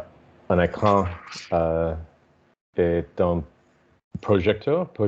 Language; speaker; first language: French; non-native, learner; English